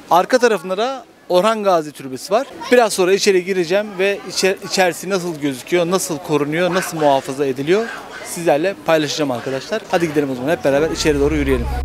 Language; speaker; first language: Turkish; native; Turkish